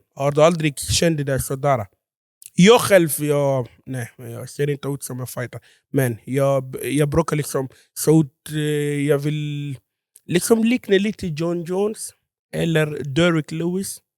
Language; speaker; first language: Swedish; non-native, fluent; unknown